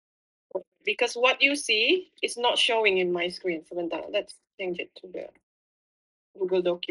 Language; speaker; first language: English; non-native, fluent; Indonesian